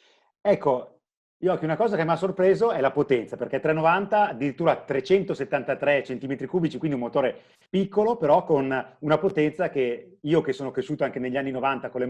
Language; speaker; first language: Italian; native; Italian